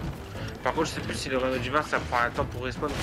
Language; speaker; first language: French; native; French